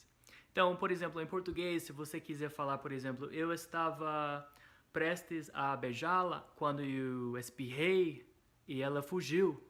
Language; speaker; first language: Portuguese; non-native, fluent; English